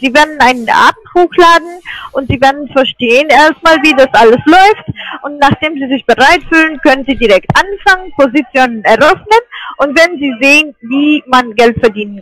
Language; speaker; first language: German; non-native, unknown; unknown